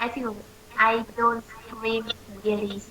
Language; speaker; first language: English; non-native, learner; Vietnamese